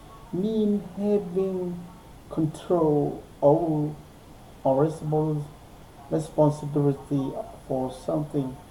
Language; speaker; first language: English; non-native, learner; Thai